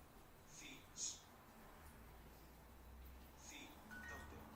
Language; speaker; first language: Portuguese; non-native, learner; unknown